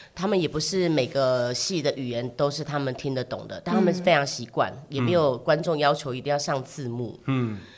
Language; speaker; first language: Chinese; native; Chinese